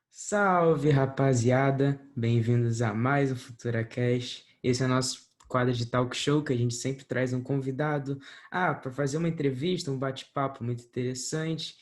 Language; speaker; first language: Portuguese; native; Portuguese